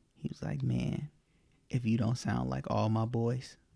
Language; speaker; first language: English; native; English